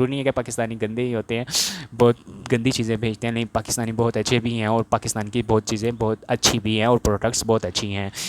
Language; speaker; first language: Urdu; non-native, local second language; Punjabi